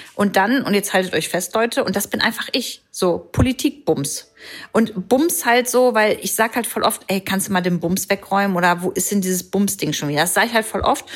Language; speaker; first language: German; native; German